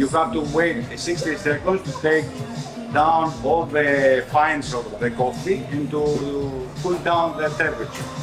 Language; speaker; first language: English; non-native, fluent; Greek